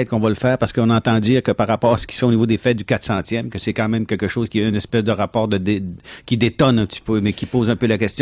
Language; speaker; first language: French; native; French